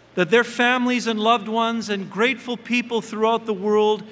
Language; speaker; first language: English; native; English